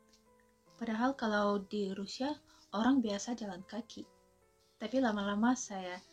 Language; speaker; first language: Indonesian; non-native, fluent; Russian